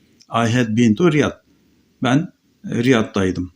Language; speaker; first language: English; non-native, fluent; Turkish